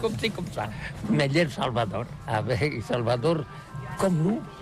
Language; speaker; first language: French; non-native, learner; Catalan